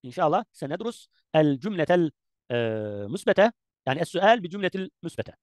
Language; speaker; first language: Arabic; non-native, learner; Turkish